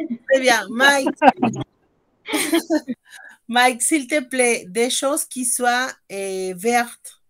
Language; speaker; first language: French; non-native, fluent; Spanish